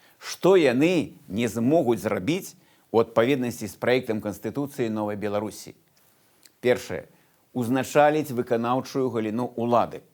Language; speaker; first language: Belarusian; non-native, local second language; Russian